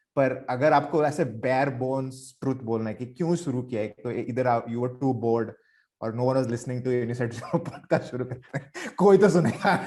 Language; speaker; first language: Hindi; non-native, local second language; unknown